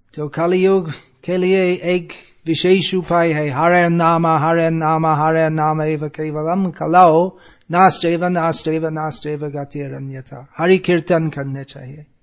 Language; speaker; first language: Hindi; non-native, fluent; English